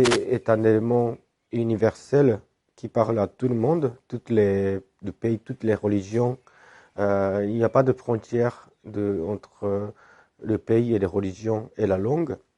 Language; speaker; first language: French; non-native, fluent; Japanese